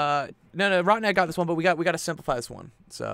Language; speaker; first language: English; native; English